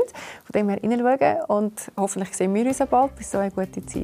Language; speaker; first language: German; native; German